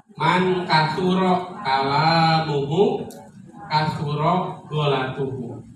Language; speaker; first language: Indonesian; non-native, local second language; Sundanese